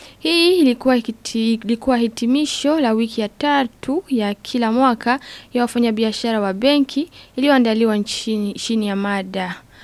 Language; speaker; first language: Swahili; non-native, local second language; Rundi